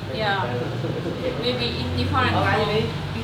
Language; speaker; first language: English; non-native, learner; Japanese